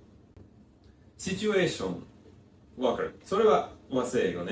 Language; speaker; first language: Japanese; non-native, learner; English